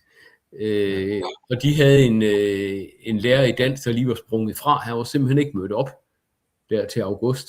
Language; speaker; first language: Danish; native; Danish